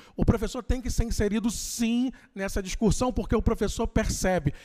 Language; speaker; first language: Portuguese; native; Portuguese